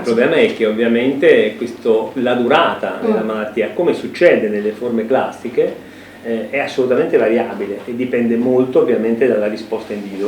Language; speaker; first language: Italian; native; Italian